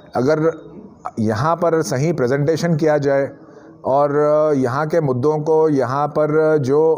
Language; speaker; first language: Hindi; non-native, local second language; Urdu